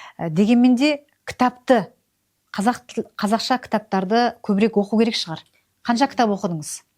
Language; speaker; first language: Kazakh; native; Kazakh